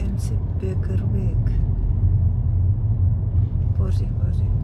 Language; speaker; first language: German; non-native, learner; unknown